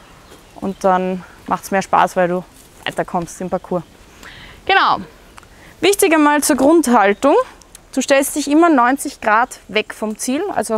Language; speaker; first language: German; native; German